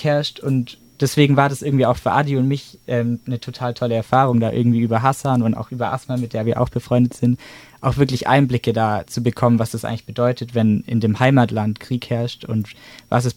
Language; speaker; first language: German; native; German